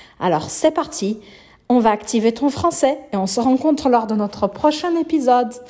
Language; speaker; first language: French; non-native, fluent; Portuguese